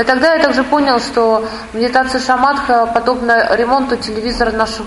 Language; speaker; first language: Russian; native; Russian